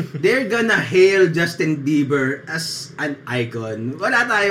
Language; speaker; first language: English; non-native, local second language; Filipino